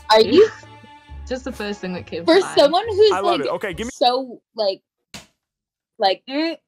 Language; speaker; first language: English; native; English